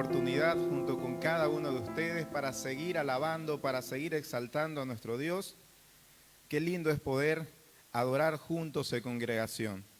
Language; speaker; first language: Spanish; native; Spanish